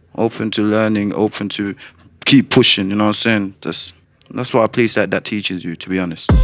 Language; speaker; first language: English; native; English